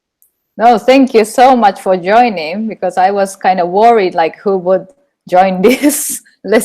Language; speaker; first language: English; non-native, fluent; Japanese